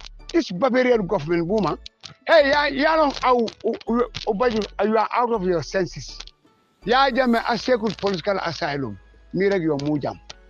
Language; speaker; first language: English; non-native, local second language; Mandingo